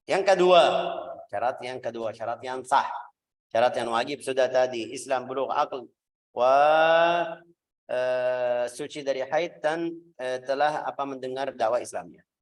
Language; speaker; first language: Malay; non-native, fluent; Arabic